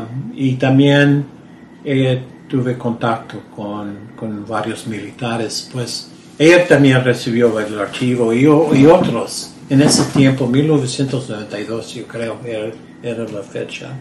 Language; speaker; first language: Spanish; early bilingual, heritage; Spanish